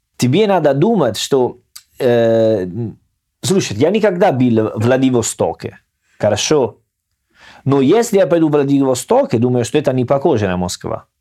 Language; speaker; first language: Russian; non-native, learner; Italian